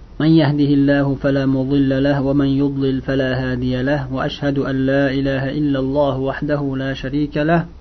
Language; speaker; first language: Arabic; non-native, fluent; Uzbek